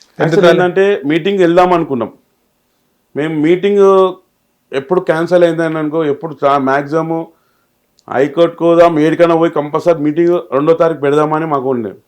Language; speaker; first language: Telugu; native; Telugu